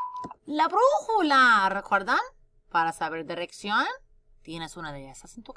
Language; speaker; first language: Spanish; non-native, fluent; English